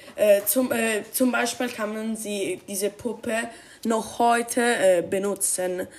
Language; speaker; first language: German; non-native, learner; Spanish